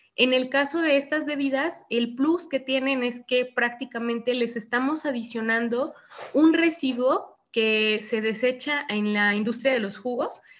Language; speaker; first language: Spanish; native; Spanish